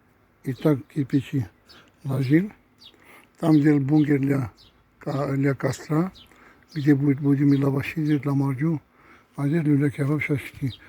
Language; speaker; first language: Russian; non-native, fluent; Armenian